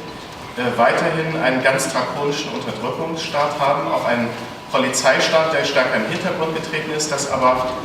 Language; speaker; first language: German; native; German